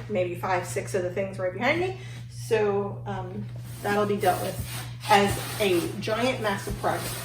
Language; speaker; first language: English; native; English